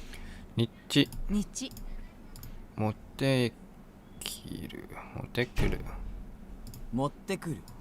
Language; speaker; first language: Japanese; non-native, learner; English